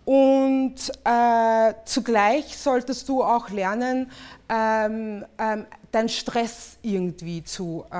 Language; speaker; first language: German; early bilingual, other home language; English